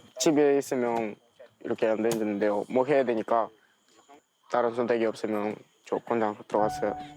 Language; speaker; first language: Korean; non-native, learner; Russian